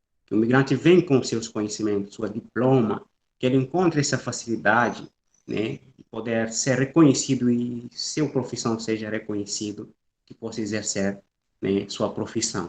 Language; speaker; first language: Portuguese; non-native, local second language; Upper Guinea Crioulo